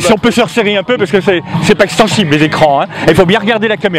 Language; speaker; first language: French; native; French